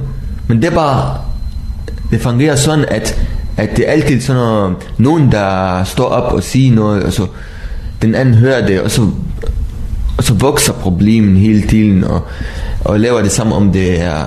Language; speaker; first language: Danish; non-native, learner; Arabic